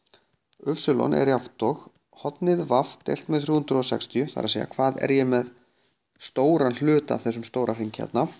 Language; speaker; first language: Icelandic; native; Icelandic